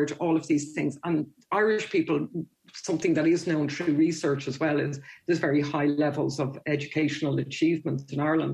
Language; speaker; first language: English; native; English